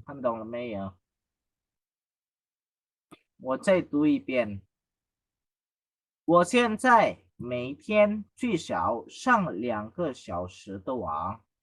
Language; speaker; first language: Chinese; non-native, fluent; Indonesian